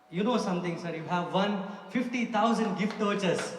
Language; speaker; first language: English; non-native, local second language; Kannada